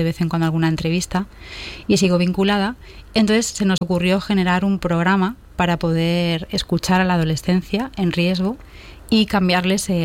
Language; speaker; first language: Spanish; native; Spanish